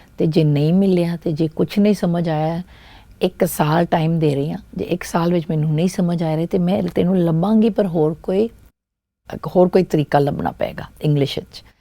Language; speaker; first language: Punjabi; early bilingual, heritage; Punjabi